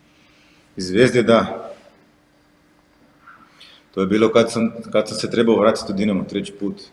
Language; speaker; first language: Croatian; non-native, fluent; Portuguese